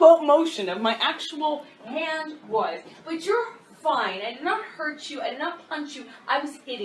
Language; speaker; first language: English; native; English